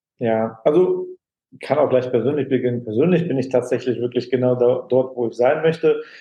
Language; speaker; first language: German; non-native, fluent; Aramaic